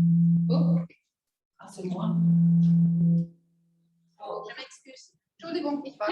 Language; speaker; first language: French; non-native, fluent; German